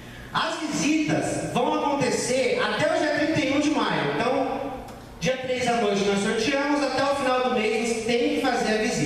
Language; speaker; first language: Portuguese; native; Portuguese